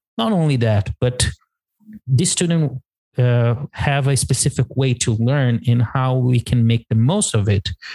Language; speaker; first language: English; non-native, fluent; Portuguese